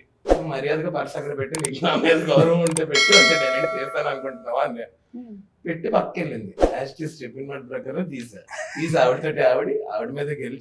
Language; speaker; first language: Telugu; native; Telugu